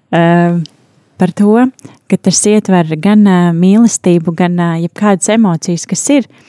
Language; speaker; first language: Latvian; native; Latvian